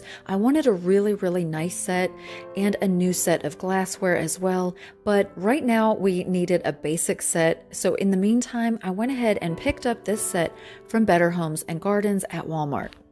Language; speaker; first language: English; native; English